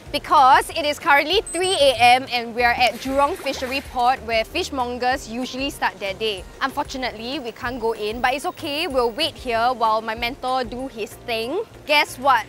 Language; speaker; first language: English; native; English